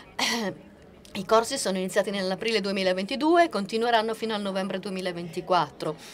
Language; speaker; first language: Italian; non-native, fluent; Portuguese